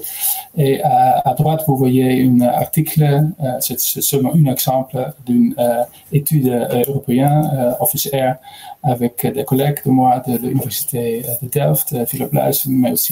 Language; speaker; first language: French; non-native, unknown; Dutch